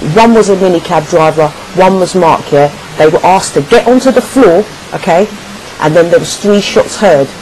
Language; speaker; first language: English; native; English